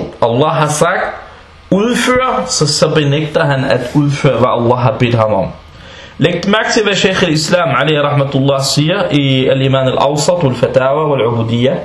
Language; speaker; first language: Danish; early bilingual, other home language; Arabic